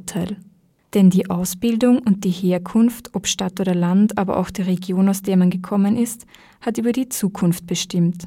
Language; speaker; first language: German; native; German